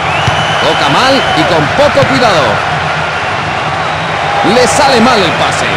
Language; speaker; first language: Spanish; native; Spanish